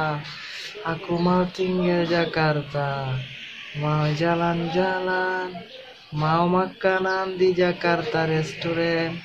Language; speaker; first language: Indonesian; non-native, learner; Bangla